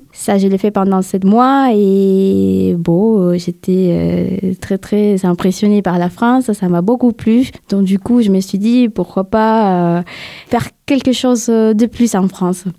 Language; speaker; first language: French; non-native, fluent; Spanish